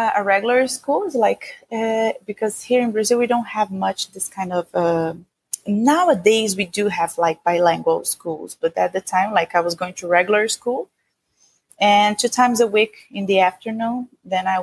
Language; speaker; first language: English; non-native, fluent; Portuguese